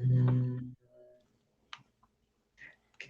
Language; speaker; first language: Spanish; native; Spanish